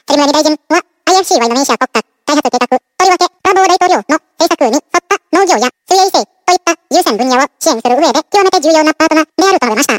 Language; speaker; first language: Japanese; non-native, fluent; Indonesian